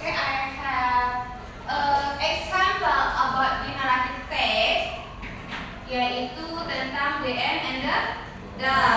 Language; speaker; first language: English; non-native, learner; Indonesian